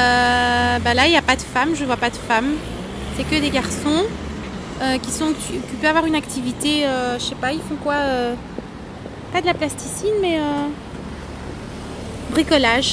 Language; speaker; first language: French; native; French